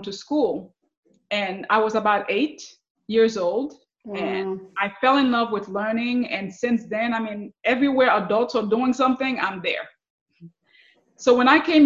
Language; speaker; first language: English; non-native, fluent; Haitian Creole